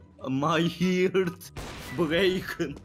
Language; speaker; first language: English; non-native, learner; Turkish